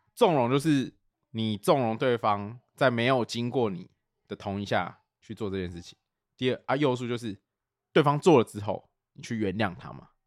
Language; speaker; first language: Chinese; native; Chinese